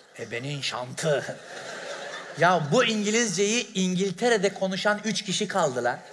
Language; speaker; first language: Turkish; native; Turkish